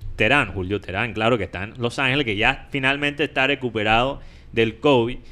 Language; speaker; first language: Spanish; non-native, fluent; English